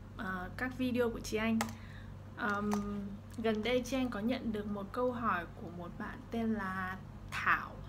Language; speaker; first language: Vietnamese; early bilingual, heritage; Vietnamese